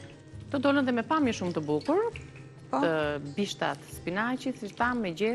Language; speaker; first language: Albanian; native; Albanian